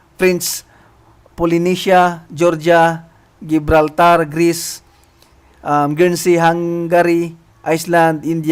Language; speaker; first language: English; non-native, local second language; Filipino